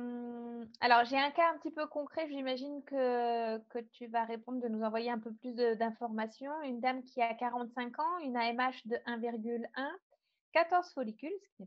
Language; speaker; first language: French; native; French